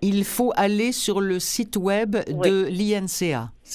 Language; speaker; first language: French; native; French